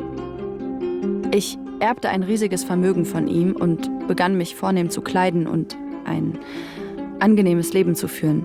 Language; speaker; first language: German; native; German